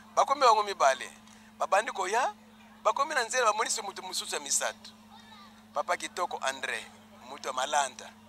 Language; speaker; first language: Lingala; non-native, local second language; Kongo